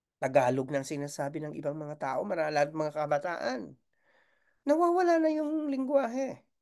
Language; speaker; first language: Filipino; non-native, local second language; Bikol